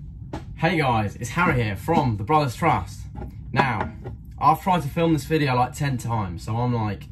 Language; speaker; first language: English; native; English